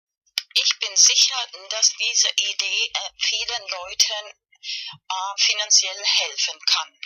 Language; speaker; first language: German; non-native, learner; Spanish